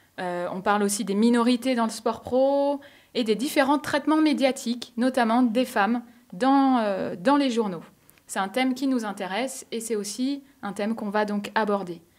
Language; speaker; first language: French; native; French